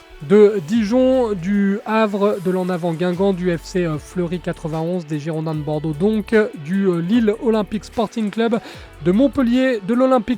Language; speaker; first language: French; native; French